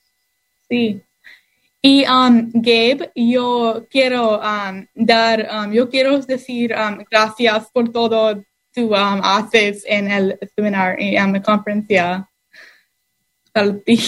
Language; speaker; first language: Spanish; non-native, learner; English